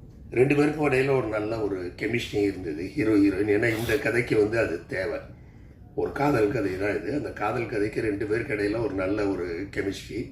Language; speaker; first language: Tamil; native; Tamil